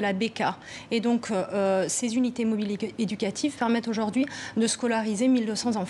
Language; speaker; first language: French; native; French